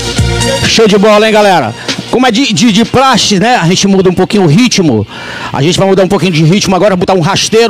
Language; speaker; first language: Portuguese; native; Portuguese